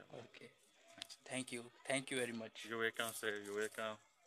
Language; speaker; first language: Hindi; non-native, learner; Persian